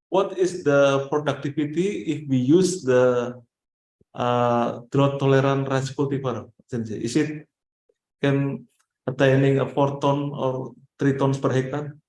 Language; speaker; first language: English; non-native, fluent; Indonesian